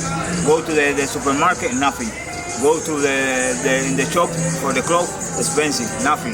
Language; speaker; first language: English; non-native, learner; Spanish